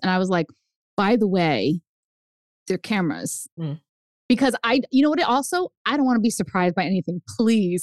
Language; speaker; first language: English; early bilingual, other home language; Spanish